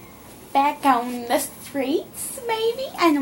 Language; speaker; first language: English; native; English